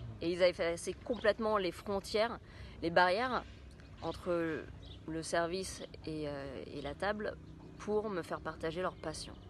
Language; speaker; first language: French; native; French